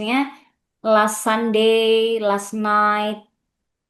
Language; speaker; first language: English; non-native, fluent; Indonesian